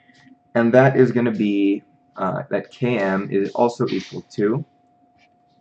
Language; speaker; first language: English; native; English